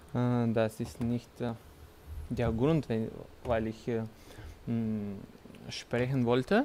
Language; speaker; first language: German; non-native, fluent; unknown